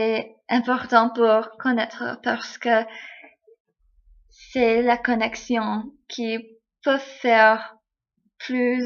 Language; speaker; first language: French; non-native, learner; English